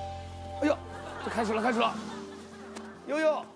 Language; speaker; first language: Chinese; native; Chinese